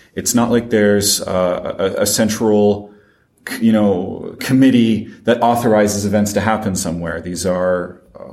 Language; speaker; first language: English; non-native, fluent; French